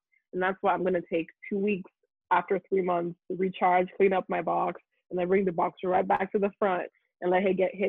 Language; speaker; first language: English; non-native, local second language; Yoruba